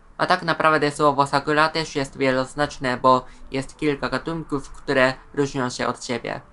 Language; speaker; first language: Polish; non-native, fluent; Japanese